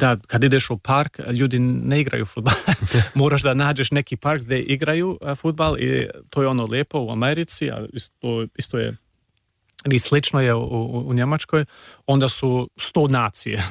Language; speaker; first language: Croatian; early bilingual, heritage; Serbian